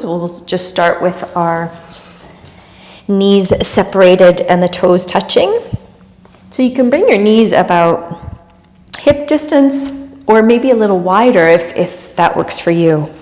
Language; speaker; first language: English; native; English